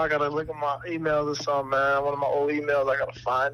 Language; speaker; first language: English; native; English